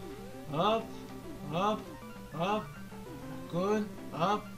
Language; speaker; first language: English; non-native, learner; French